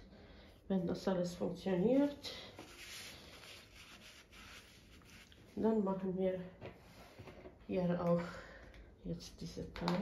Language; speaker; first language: German; non-native, fluent; Bosnian